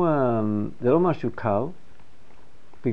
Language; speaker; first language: Hebrew; non-native, fluent; English